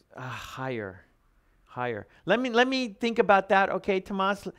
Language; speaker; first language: English; native; English